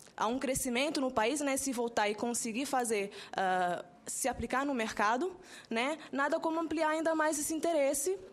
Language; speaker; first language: Portuguese; non-native, local second language; Kabuverdianu